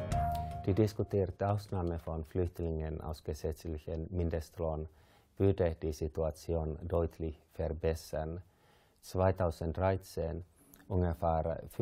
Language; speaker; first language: German; non-native, fluent; Finnish